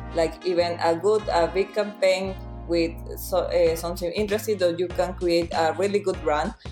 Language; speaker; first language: English; non-native, fluent; Spanish